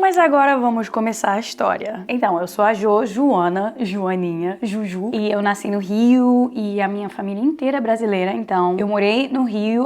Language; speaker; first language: Portuguese; early bilingual, heritage; Portuguese